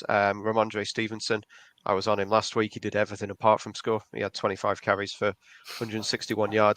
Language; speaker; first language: English; native; English